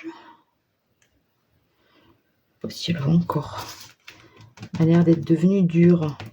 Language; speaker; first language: French; native; French